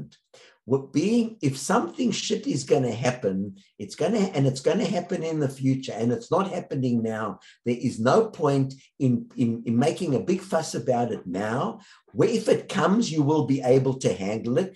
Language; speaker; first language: English; native; English